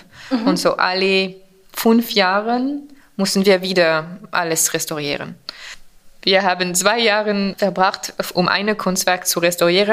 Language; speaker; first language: German; non-native, fluent; French